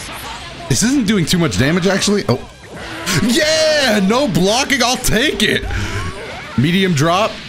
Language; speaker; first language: English; native; English